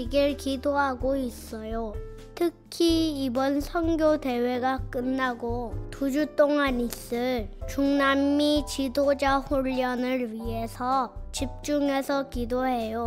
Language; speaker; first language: Korean; native; Korean